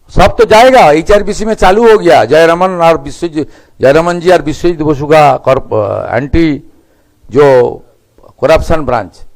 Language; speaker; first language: Hindi; non-native, local second language; Bangla